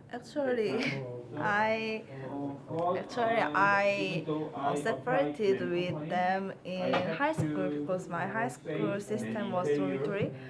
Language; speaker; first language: English; non-native, learner; Korean